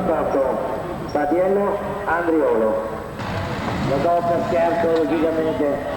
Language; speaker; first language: Italian; native; Italian